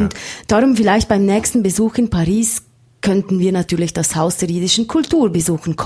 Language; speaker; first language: German; native; German